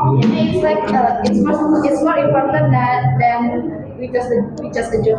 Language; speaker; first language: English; non-native, learner; Indonesian